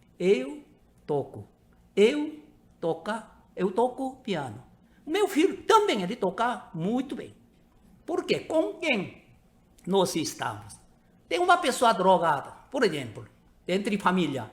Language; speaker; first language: Portuguese; non-native, learner; Korean